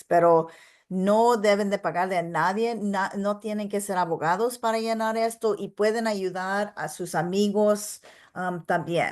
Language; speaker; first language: Spanish; non-native, local second language; English